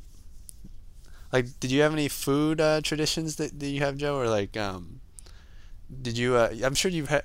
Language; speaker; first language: English; native; English